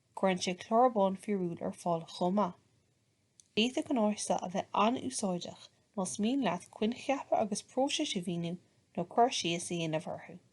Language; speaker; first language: Irish; native; Irish